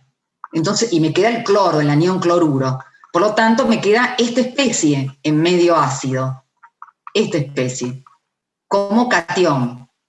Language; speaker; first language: Spanish; native; Spanish